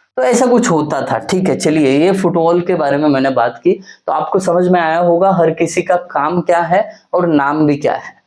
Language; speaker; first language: Hindi; non-native, local second language; Marathi